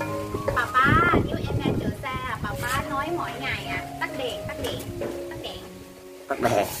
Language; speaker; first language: Vietnamese; non-native, learner; Thai